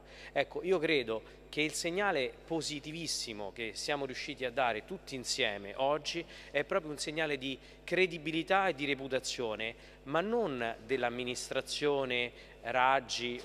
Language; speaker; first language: Italian; native; Italian